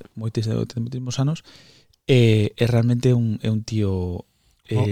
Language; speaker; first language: Galician; non-native, local second language; Spanish